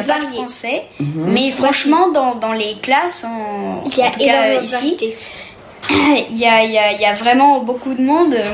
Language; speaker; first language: French; early bilingual, heritage; French